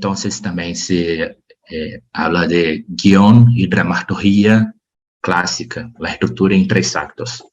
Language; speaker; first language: Spanish; non-native, learner; Portuguese